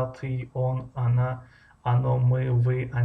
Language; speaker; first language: Russian; non-native, fluent; Tajik